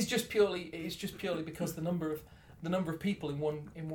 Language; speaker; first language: English; native; English